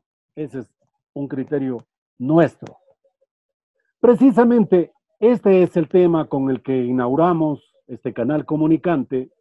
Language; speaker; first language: Spanish; native; Spanish